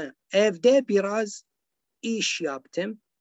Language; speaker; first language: Turkish; non-native, learner; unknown